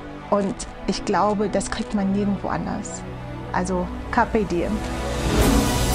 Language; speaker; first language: German; non-native, fluent; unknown